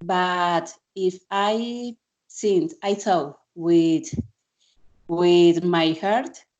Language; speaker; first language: English; non-native, learner; Spanish